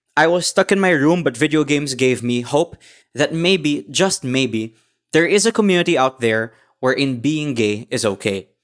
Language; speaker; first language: English; non-native, local second language; Filipino